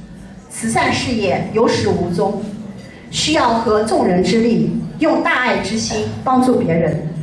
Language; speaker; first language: Chinese; native; Chinese